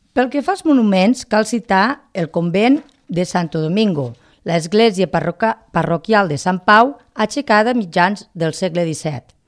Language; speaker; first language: Catalan; native; Catalan